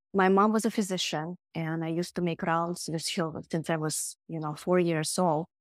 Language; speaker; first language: English; non-native, fluent; Russian